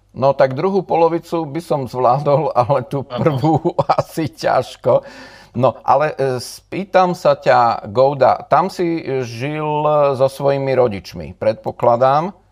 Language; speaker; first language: Slovak; native; Slovak